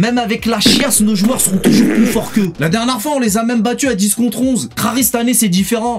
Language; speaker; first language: French; native; French